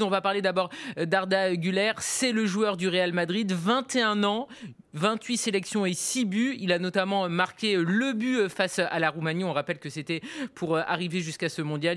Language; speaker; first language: French; native; French